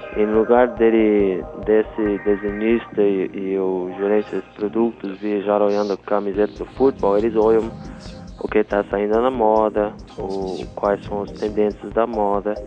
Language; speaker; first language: Portuguese; non-native, fluent; English